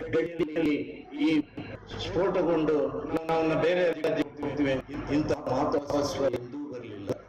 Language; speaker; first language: Kannada; non-native, local second language; Telugu